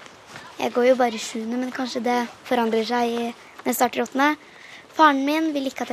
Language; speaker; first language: Norwegian; non-native, local second language; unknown